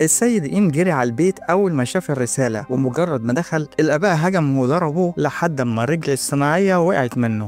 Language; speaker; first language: Arabic; native; Arabic